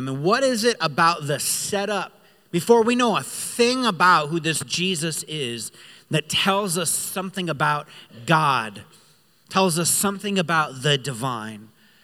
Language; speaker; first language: English; native; English